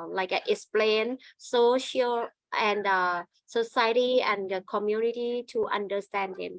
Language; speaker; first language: English; non-native, learner; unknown